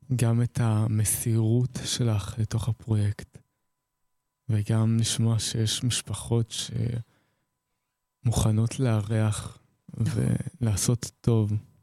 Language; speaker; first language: Hebrew; native; Hebrew